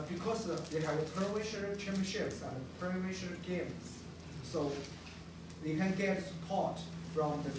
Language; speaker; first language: English; non-native, learner; Chinese